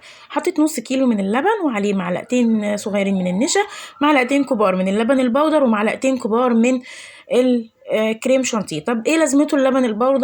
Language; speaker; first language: Arabic; native; Arabic